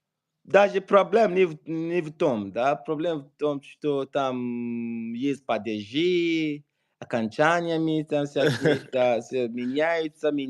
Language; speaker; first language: Russian; non-native, fluent; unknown